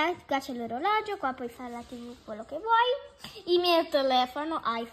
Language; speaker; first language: Italian; native; Italian